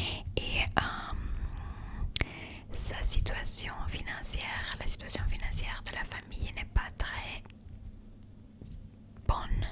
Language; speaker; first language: French; non-native, learner; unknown